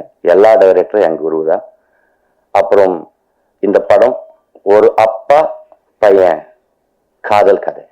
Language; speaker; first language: Tamil; non-native, learner; Telugu